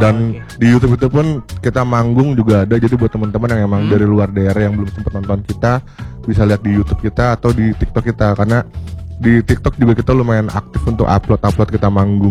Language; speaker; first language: Indonesian; native; Indonesian